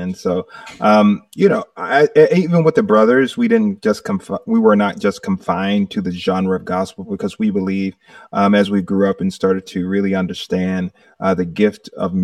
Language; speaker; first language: English; native; English